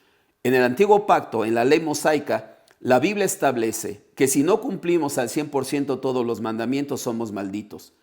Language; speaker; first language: Spanish; native; Spanish